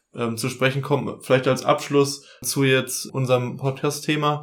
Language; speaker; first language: German; native; German